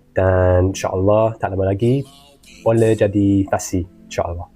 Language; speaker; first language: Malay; non-native, learner; English